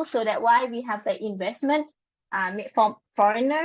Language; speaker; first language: English; non-native, learner; Lao